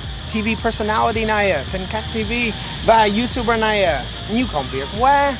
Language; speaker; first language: English; native; English